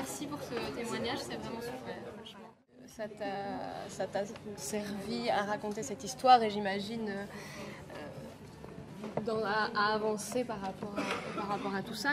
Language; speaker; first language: French; native; French